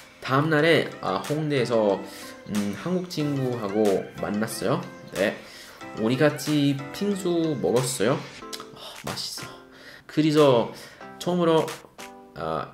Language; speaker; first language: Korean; non-native, learner; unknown